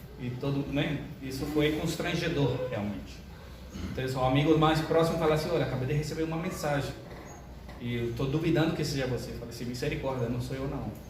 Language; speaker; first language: Portuguese; non-native, fluent; Spanish